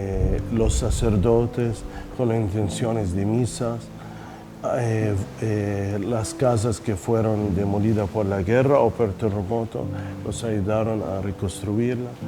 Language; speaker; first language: Spanish; non-native, fluent; Arabic